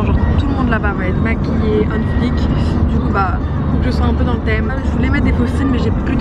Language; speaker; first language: French; native; French